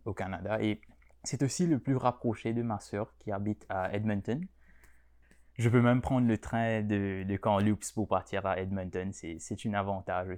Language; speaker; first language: French; non-native, local second language; Morisyen